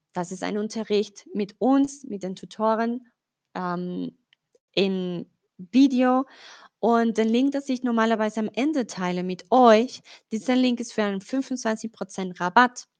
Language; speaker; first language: German; non-native, fluent; Spanish